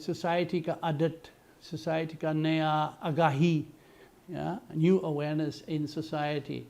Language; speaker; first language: Hindi; non-native, fluent; English